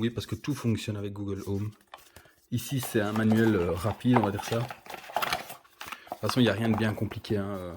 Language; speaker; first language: French; native; French